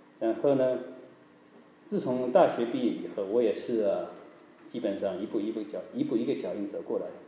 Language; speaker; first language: Chinese; native; Chinese